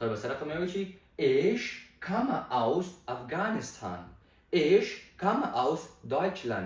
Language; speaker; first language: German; non-native, fluent; Pashto